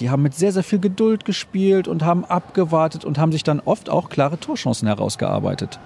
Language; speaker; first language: German; native; German